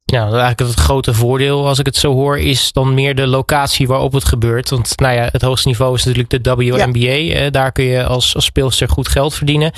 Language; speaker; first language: Dutch; native; Dutch